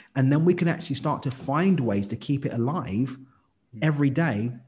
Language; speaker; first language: English; native; English